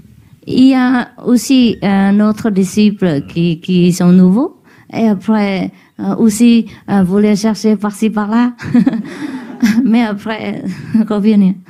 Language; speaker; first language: French; non-native, learner; Vietnamese